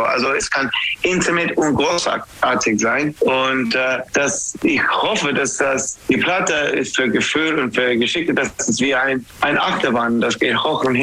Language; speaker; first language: German; non-native, fluent; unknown